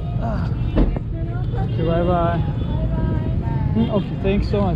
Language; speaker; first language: English; non-native, learner; Turkish